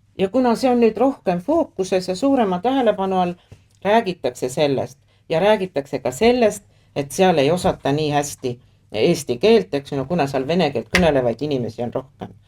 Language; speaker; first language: Estonian; native; Estonian